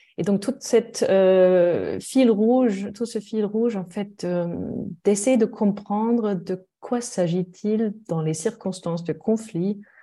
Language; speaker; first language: French; non-native, fluent; German